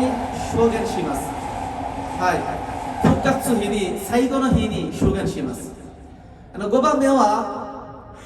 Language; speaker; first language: Japanese; non-native, learner; Bangla